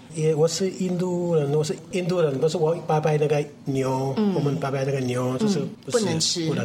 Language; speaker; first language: Chinese; non-native, learner; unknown